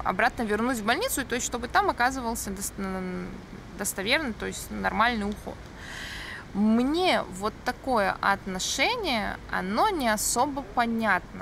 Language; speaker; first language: Russian; native; Russian